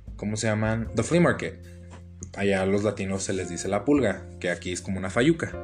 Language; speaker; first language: Spanish; early bilingual, heritage; Spanish